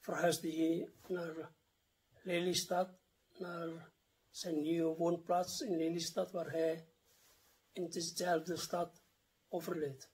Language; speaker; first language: Dutch; non-native, fluent; Indonesian